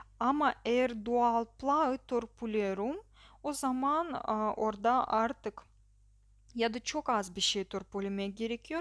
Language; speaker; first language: Turkish; non-native, learner; Russian